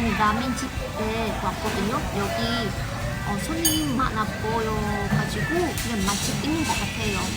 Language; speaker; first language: Korean; non-native, learner; Vietnamese